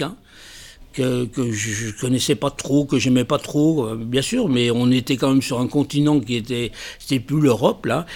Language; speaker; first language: French; native; French